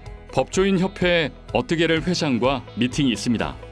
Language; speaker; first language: Korean; native; Korean